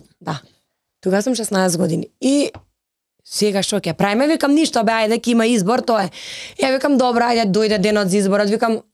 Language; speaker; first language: Macedonian; native; Macedonian